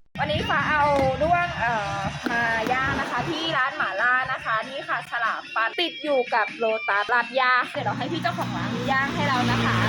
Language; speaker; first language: Thai; native; Thai